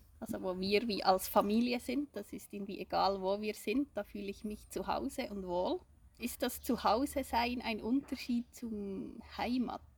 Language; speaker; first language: German; native; German